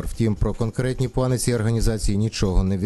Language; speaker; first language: Ukrainian; native; Ukrainian